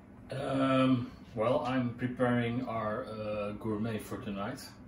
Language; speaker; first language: English; non-native, fluent; Dutch